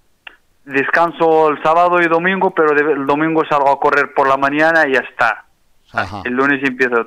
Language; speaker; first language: Spanish; non-native, fluent; Arabic